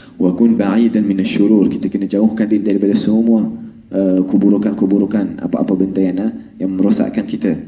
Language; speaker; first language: Malay; non-native, fluent; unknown